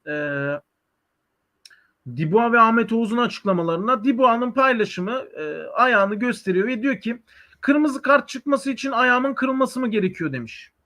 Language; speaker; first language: Turkish; native; Turkish